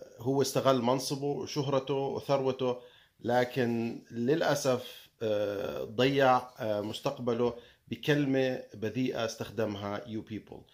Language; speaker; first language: Arabic; native; Arabic